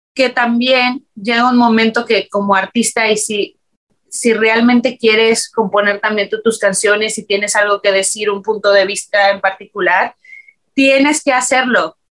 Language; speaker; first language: Spanish; native; Spanish